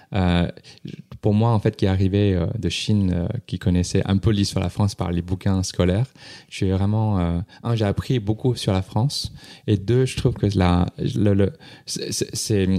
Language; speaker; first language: French; non-native, fluent; Chinese